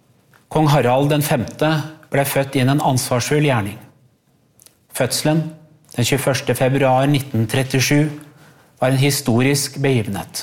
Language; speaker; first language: Norwegian; native; Norwegian